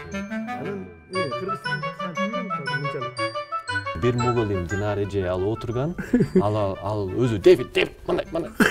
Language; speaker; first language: Kyrgyz; non-native, learner; English